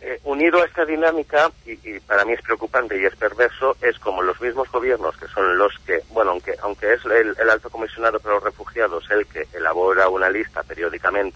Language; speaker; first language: Spanish; native; Spanish